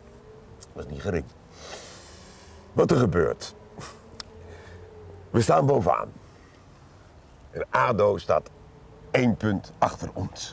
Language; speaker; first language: Dutch; native; Dutch